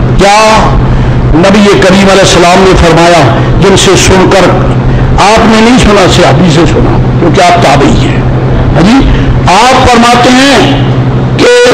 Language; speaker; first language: Urdu; non-native, local second language; Punjabi